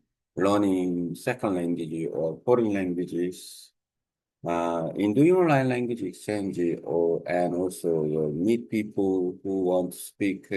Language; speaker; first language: English; non-native, learner; Korean